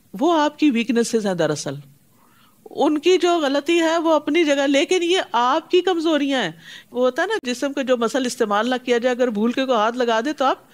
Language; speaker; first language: Urdu; native; Urdu